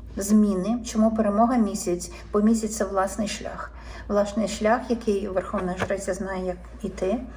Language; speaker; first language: Ukrainian; native; Ukrainian